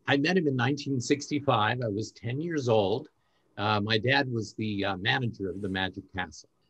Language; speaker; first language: English; native; English